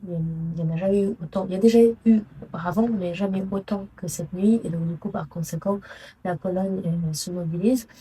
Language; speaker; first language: French; non-native, fluent; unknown